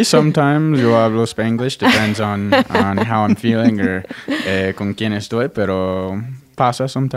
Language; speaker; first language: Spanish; non-native, fluent; English